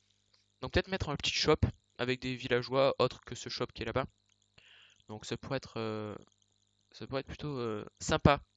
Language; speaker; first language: French; native; French